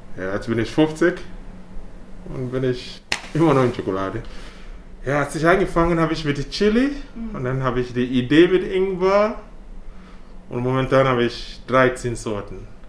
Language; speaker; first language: German; non-native, fluent; English